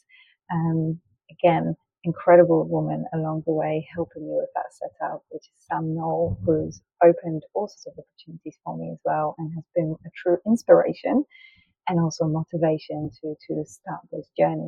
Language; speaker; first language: English; non-native, fluent; Polish